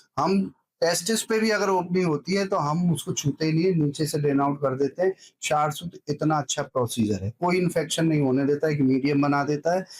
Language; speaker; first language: Hindi; native; Hindi